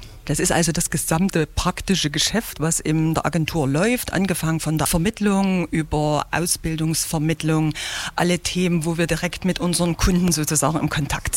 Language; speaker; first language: German; native; German